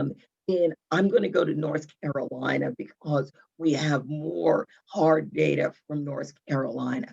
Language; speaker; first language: English; native; English